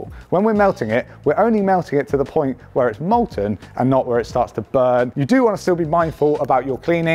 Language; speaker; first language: English; native; English